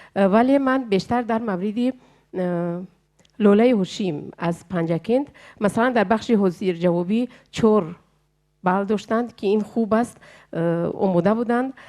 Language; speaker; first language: Tajik; native; Tajik